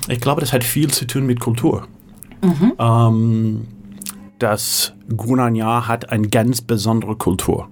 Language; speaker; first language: German; non-native, fluent; English